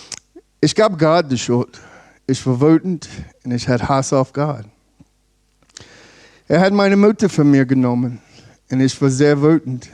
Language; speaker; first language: German; non-native, learner; English